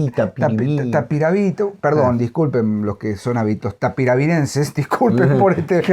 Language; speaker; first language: Spanish; native; Spanish